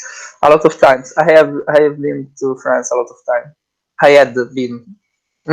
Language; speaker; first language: English; non-native, learner; Italian